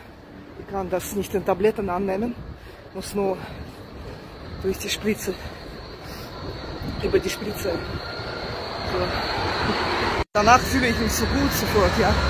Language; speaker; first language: German; non-native, fluent; Russian